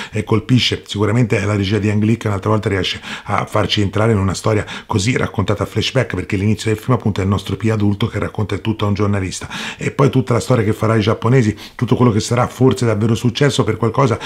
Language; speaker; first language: Italian; native; Italian